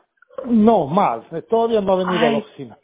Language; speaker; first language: Spanish; native; Spanish